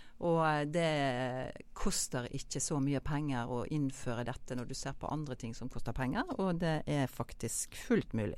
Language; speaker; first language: Norwegian; native; Norwegian